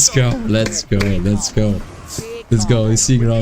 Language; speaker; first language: English; non-native, local second language; Arabic